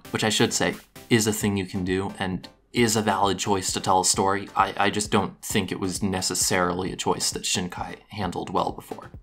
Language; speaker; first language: English; native; English